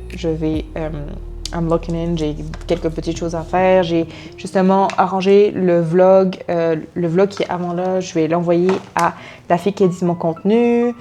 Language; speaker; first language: French; early bilingual, other home language; Arabic